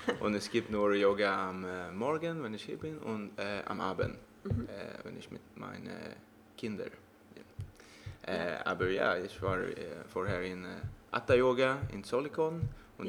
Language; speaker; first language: German; non-native, learner; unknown